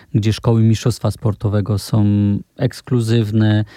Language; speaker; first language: Polish; native; Polish